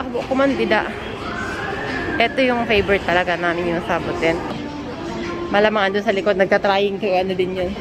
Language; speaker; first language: Filipino; non-native, local second language; Bikol